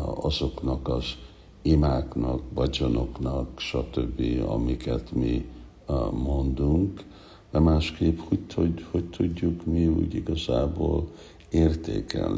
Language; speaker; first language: Hungarian; non-native, learner; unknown